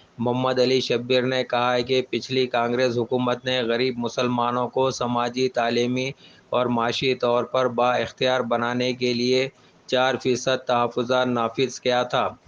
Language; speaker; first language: Urdu; native; Urdu